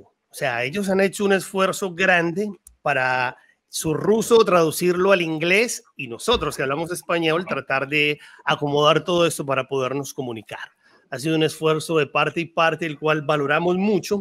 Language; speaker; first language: Spanish; native; Spanish